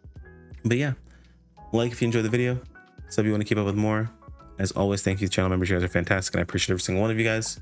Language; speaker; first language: English; native; English